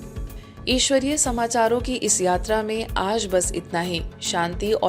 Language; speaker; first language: Hindi; native; Hindi